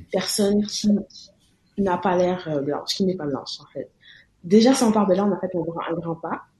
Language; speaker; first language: French; native; French